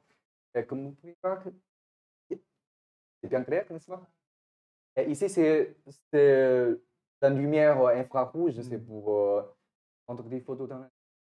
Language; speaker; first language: French; non-native, fluent; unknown